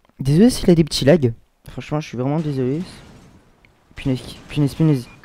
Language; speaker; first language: French; native; French